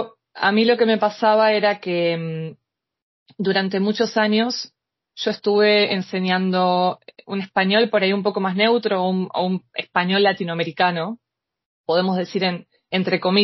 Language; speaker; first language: Spanish; native; Spanish